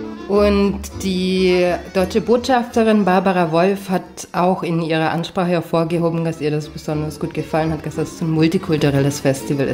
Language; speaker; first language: German; native; German